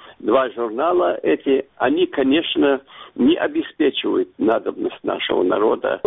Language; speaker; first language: Russian; non-native, local second language; Ingush